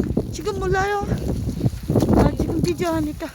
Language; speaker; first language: Korean; non-native, learner; Filipino